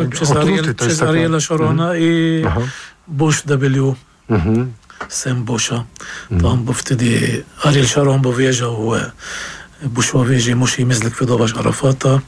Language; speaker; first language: Polish; non-native, fluent; Arabic